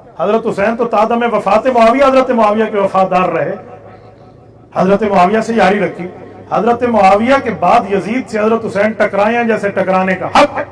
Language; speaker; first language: Urdu; non-native, local second language; Saraiki